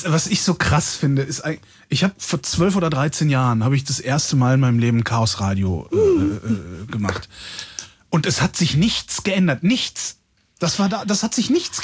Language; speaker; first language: German; native; German